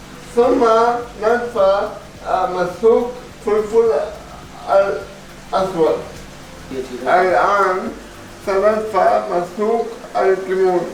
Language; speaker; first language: Arabic; non-native, learner; Urdu